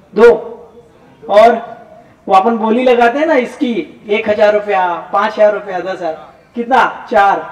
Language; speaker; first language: Hindi; non-native, local second language; Gujarati